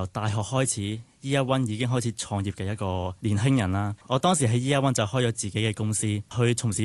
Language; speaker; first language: Cantonese; native; Cantonese